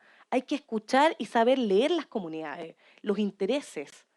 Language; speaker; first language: Spanish; native; Spanish